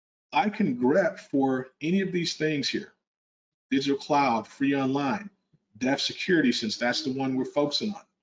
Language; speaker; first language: English; native; English